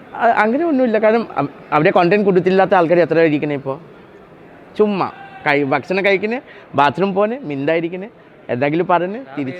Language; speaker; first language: Malayalam; non-native, fluent; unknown